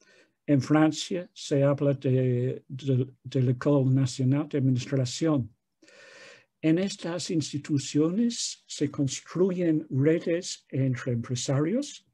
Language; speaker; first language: Spanish; non-native, fluent; English